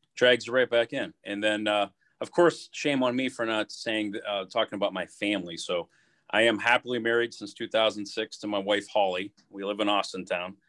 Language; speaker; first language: English; native; English